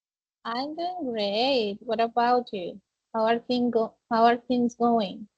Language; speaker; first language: English; non-native, fluent; Spanish